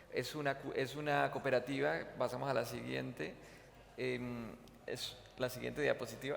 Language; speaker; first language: Spanish; native; Spanish